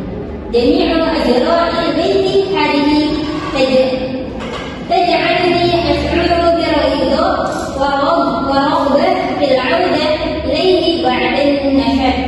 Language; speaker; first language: Arabic; non-native, learner; Indonesian